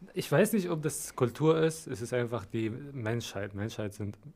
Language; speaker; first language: German; non-native, fluent; Arabic